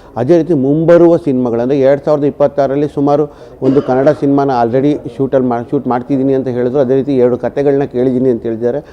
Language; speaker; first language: Kannada; native; Kannada